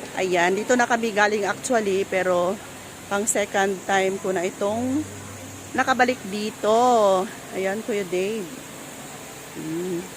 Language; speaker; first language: Filipino; non-native, local second language; Cebuano